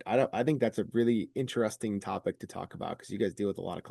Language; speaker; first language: English; native; English